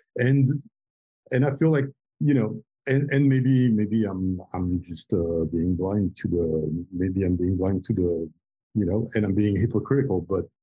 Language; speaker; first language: English; non-native, fluent; French